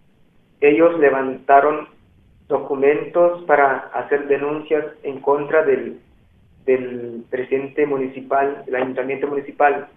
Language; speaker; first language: Spanish; non-native, local second language; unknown